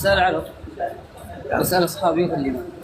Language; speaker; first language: Arabic; native; Arabic